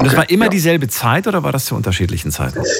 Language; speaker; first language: German; native; German